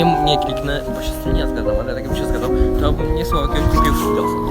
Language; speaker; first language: Polish; native; Polish